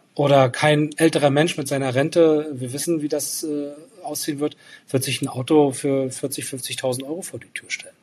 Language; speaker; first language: German; native; German